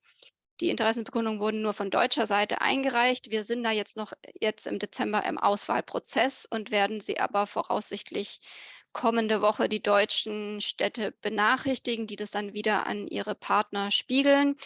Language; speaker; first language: German; native; German